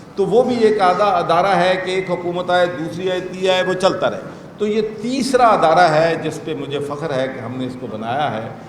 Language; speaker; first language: Urdu; non-native, local second language; Punjabi